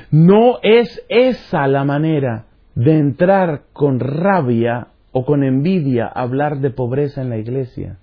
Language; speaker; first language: Spanish; native; Spanish